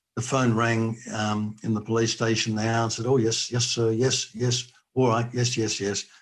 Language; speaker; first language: English; native; English